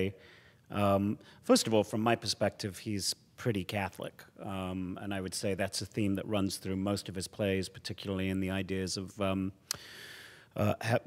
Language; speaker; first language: English; native; English